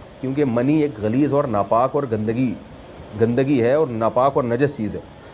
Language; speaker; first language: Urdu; native; Urdu